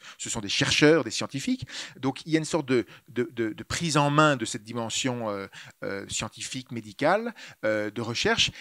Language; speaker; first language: French; native; French